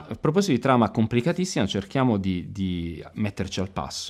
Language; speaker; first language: Italian; native; Italian